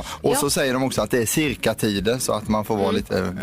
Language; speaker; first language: Swedish; native; Swedish